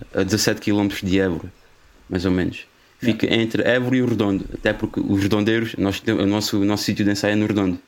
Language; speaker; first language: Portuguese; native; Portuguese